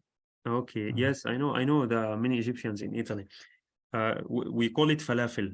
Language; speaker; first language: English; non-native, fluent; Arabic